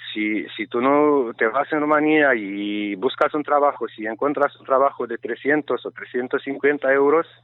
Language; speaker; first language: Spanish; non-native, learner; Romanian